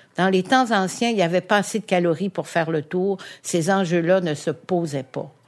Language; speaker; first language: French; native; French